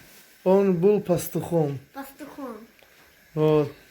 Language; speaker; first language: Russian; non-native, learner; Tajik